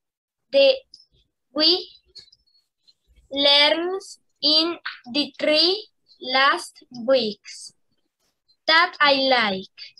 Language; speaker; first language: English; non-native, learner; Spanish